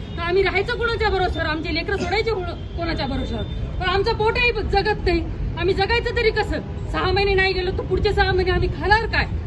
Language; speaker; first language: Marathi; non-native, local second language; Lambadi